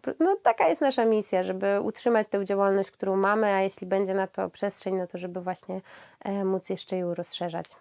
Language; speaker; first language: Polish; native; Polish